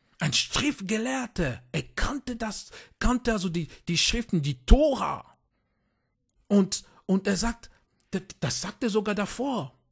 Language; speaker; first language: German; non-native, fluent; French